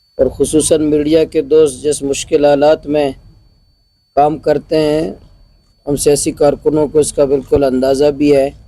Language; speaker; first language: Urdu; non-native, local second language; Baluchi